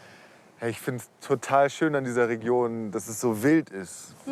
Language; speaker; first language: German; native; German